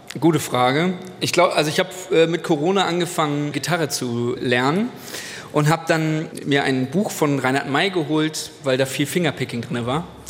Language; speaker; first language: German; native; German